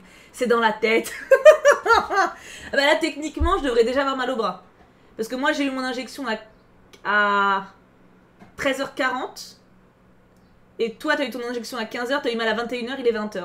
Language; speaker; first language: French; native; French